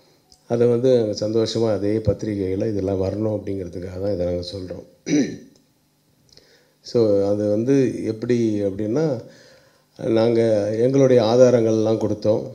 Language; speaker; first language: Tamil; native; Tamil